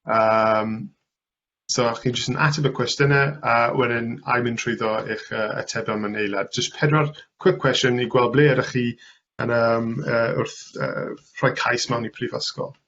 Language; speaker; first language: Welsh; non-native, local second language; English